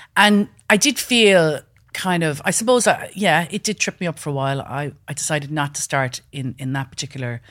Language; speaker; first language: English; native; English